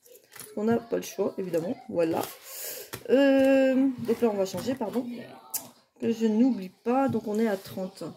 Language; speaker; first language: French; native; French